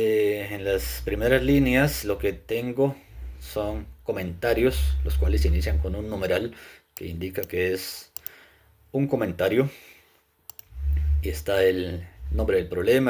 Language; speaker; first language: Spanish; native; Spanish